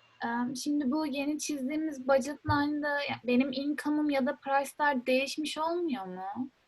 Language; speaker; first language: Turkish; native; Turkish